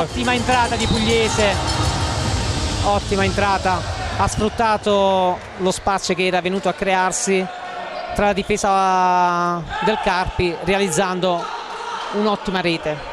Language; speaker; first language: Italian; native; Italian